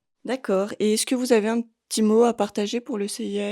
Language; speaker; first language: French; native; French